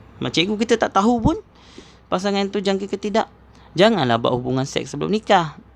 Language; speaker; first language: Malay; native; Malay